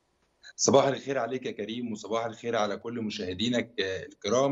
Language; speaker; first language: Arabic; native; Arabic